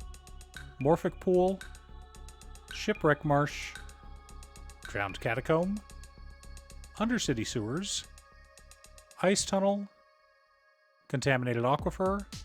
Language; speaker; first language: English; native; English